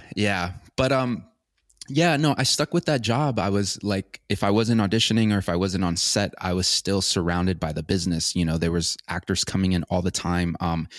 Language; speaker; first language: English; native; English